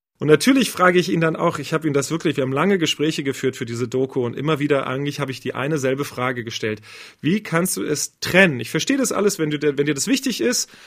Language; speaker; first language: German; native; German